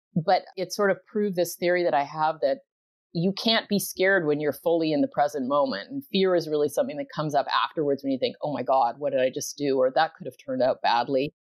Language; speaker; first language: English; native; English